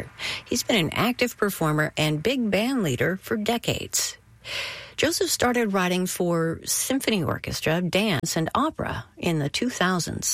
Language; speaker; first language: English; native; English